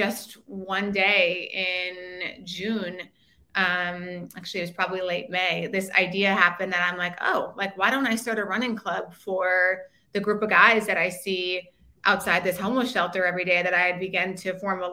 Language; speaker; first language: English; native; English